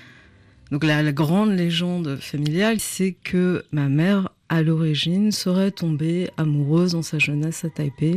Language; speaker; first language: French; native; French